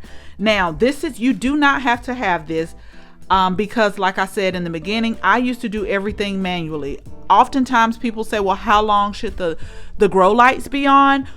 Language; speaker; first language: English; native; English